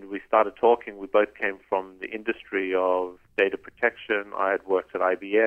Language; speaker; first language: English; native; English